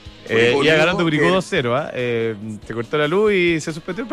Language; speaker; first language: Spanish; native; Spanish